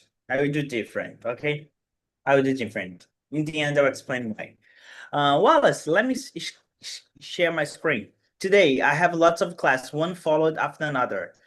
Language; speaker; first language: English; non-native, fluent; Portuguese